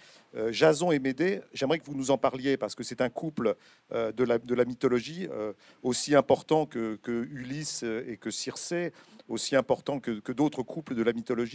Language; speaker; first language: French; native; French